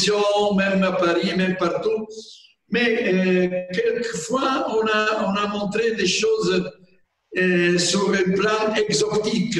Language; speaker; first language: French; non-native, fluent; Italian